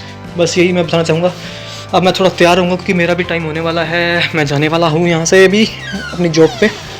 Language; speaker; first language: Hindi; native; Hindi